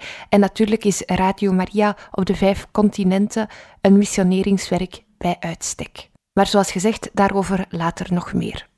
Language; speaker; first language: Dutch; native; Dutch